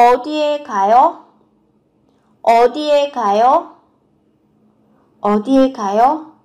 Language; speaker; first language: Korean; non-native, fluent; Vietnamese